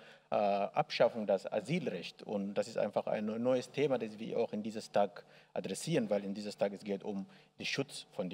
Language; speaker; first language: German; non-native, learner; Arabic